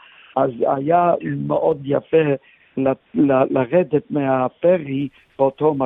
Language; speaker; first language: Hebrew; non-native, fluent; English